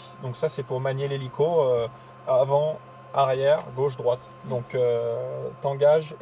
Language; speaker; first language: French; native; French